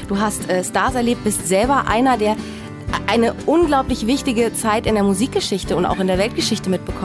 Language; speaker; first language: German; native; German